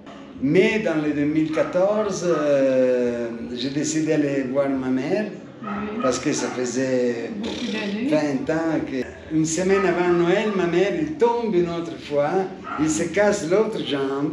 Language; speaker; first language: French; non-native, fluent; Italian